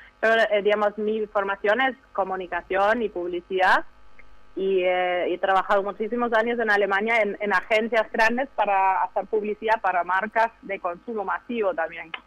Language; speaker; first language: Spanish; non-native, fluent; German